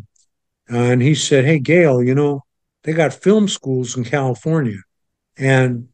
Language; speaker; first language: English; native; English